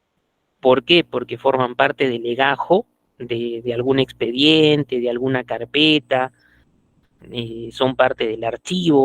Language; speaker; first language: Spanish; native; Spanish